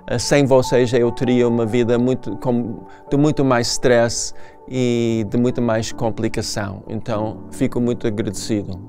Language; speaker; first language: Portuguese; non-native, fluent; English